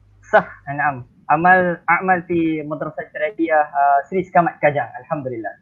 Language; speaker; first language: Arabic; non-native, learner; Malay